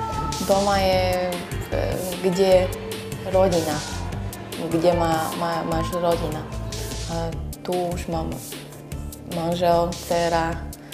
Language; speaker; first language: Slovak; non-native, learner; Chinese